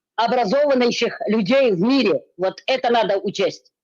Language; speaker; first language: Russian; non-native, local second language; Tajik